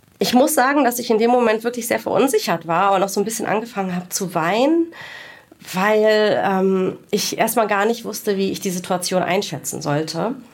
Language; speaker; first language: German; early bilingual, other home language; Greek